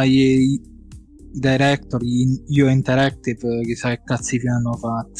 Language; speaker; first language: Italian; native; Italian